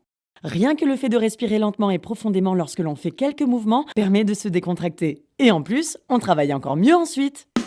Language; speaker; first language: French; native; French